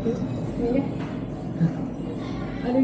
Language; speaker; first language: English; non-native, learner; Chinese